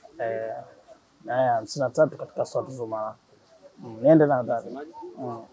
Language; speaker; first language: Swahili; native; Swahili